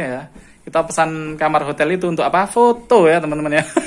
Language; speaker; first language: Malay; non-native, local second language; Javanese